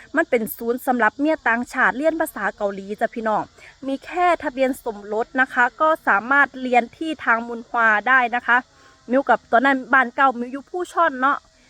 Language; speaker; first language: Thai; native; Thai